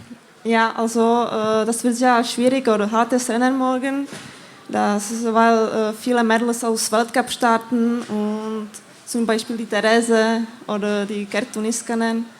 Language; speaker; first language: German; non-native, fluent; Czech